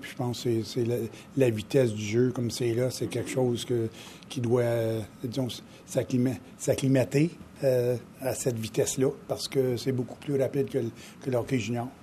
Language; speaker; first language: French; native; French